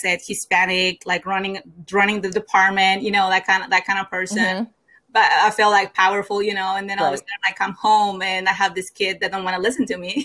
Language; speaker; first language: English; non-native, fluent; Spanish